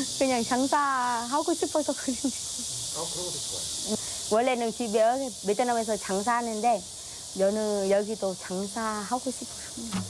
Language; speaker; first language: Korean; non-native, learner; Vietnamese